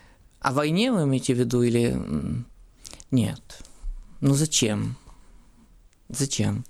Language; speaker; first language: Russian; non-native, fluent; French